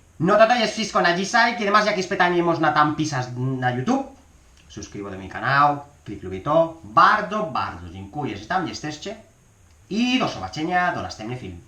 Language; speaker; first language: Polish; non-native, learner; Spanish